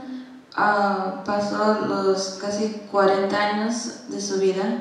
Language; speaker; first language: Spanish; non-native, learner; English